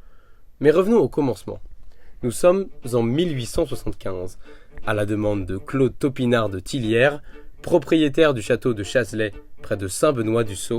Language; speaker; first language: French; native; French